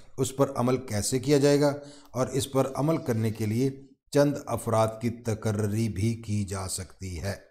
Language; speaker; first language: Urdu; non-native, local second language; Punjabi